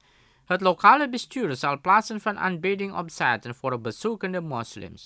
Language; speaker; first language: Dutch; non-native, fluent; Indonesian